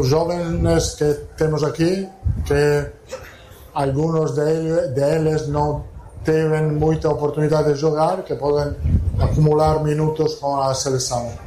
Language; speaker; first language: Portuguese; non-native, fluent; Italian